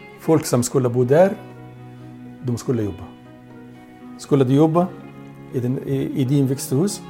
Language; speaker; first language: Swedish; non-native, local second language; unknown